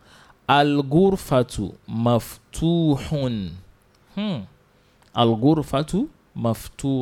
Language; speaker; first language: Arabic; non-native, fluent; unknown